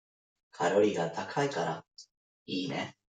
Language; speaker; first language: Japanese; non-native, learner; Spanish